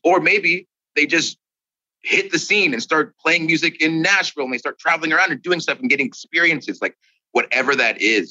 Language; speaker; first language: English; native; English